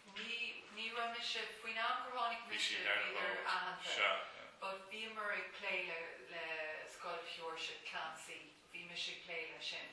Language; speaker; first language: Irish; non-native, local second language; English